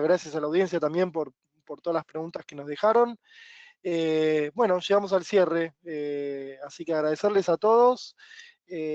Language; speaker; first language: Spanish; native; Spanish